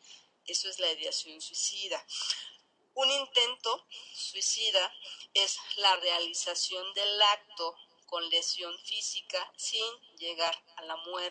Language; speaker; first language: Spanish; native; Spanish